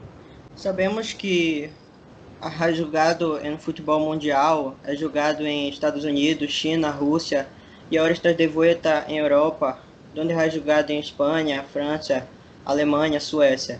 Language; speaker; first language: Portuguese; non-native, learner; Spanish